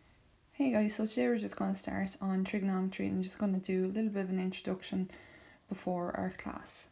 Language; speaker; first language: English; native; English